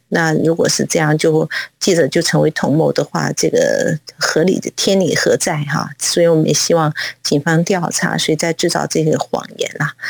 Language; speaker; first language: Chinese; non-native, local second language; Cantonese